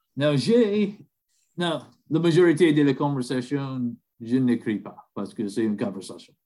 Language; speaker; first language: French; non-native, learner; English